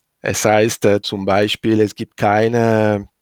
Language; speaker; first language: German; non-native, learner; French